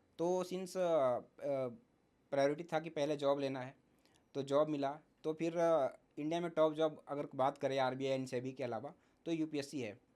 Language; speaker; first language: Hindi; native; Hindi